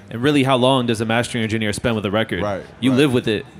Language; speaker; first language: English; native; English